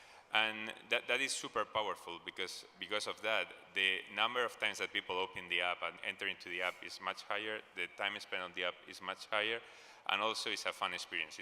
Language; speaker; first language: English; non-native, fluent; Spanish